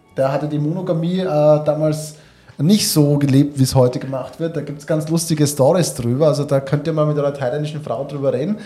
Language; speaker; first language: German; native; German